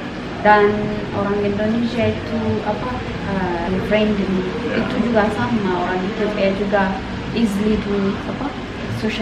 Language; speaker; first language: Indonesian; non-native, learner; Amharic